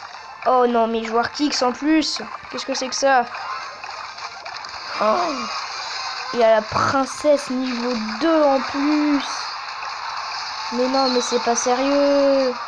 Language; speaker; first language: French; native; French